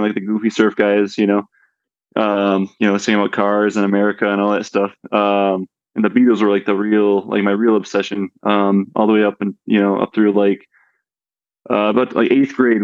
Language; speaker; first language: English; native; English